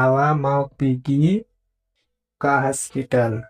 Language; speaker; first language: Indonesian; non-native, fluent; Nepali